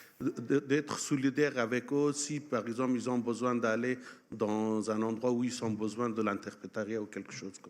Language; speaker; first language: French; non-native, fluent; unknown